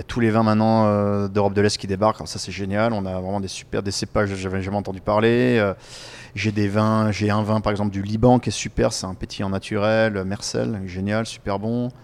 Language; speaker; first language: French; native; French